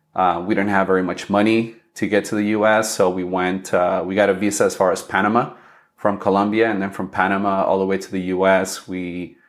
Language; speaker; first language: English; early bilingual, other home language; Spanish